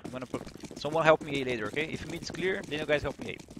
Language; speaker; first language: English; non-native, fluent; Portuguese